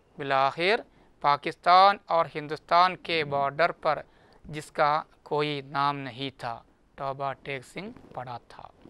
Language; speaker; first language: Hindi; non-native, local second language; Malayalam